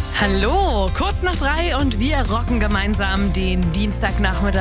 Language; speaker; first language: German; native; German